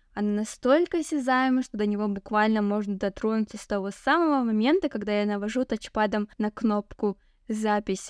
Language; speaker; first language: Russian; non-native, local second language; Kazakh